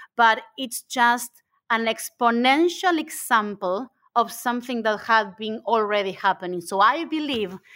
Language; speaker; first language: English; non-native, fluent; Spanish